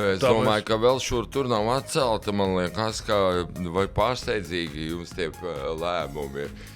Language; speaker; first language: Latvian; native; Latvian